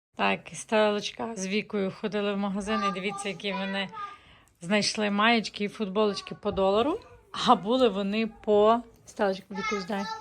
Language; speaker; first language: Ukrainian; native; Ukrainian